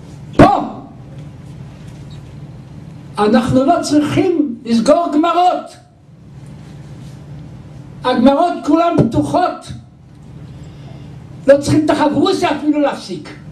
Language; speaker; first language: Hebrew; non-native, local second language; Yiddish